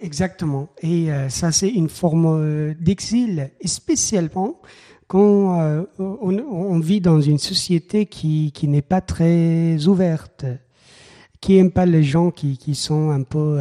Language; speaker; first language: French; non-native, fluent; Persian